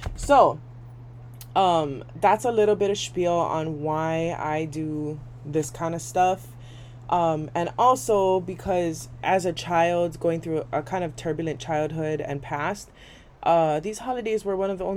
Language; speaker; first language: English; native; English